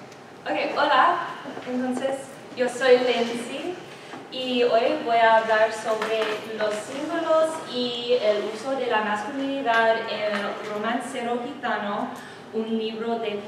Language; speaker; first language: Spanish; non-native, learner; English